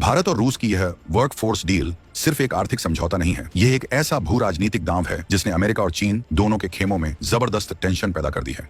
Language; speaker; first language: Hindi; native; Hindi